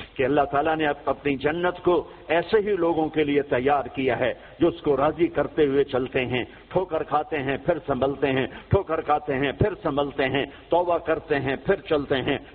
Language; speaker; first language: Urdu; native; Urdu